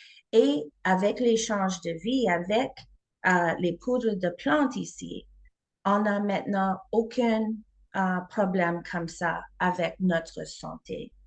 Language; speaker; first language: French; non-native, fluent; English